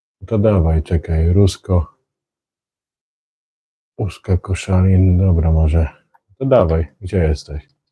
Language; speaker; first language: Polish; native; Polish